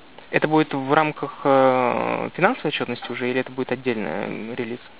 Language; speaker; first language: Russian; native; Russian